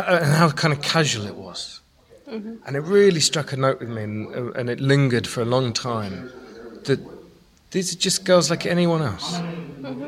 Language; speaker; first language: English; native; English